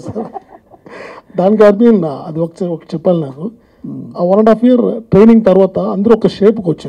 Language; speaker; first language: Telugu; non-native, fluent; Tamil